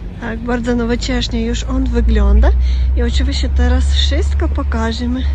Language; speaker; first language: Polish; non-native, learner; Ukrainian